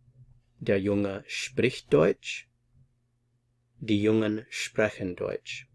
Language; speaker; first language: German; non-native, fluent; English